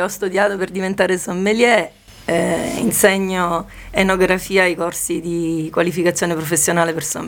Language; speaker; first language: Italian; native; Italian